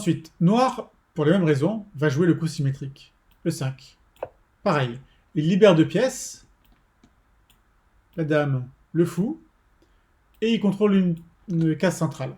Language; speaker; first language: French; native; French